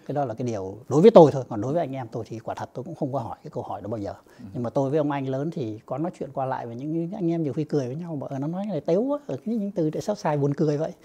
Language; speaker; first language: Vietnamese; native; Vietnamese